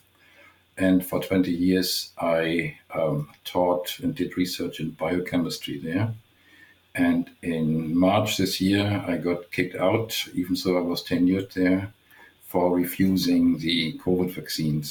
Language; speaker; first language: English; non-native, fluent; German